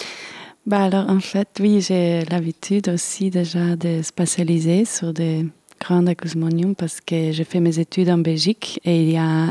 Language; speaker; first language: French; non-native, fluent; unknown